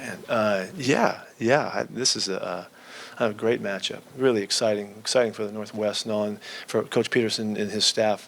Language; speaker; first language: English; native; English